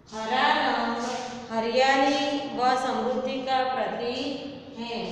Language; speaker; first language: Hindi; non-native, local second language; Gujarati